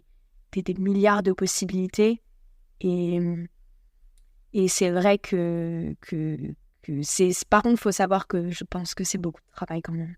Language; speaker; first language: French; native; French